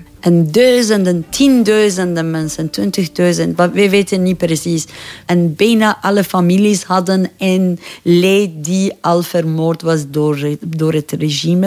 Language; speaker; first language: Dutch; non-native, fluent; Persian